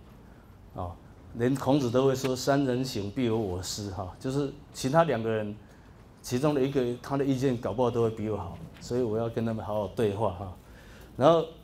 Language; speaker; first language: Chinese; native; Chinese